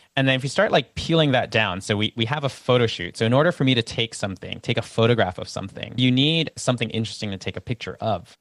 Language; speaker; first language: English; native; English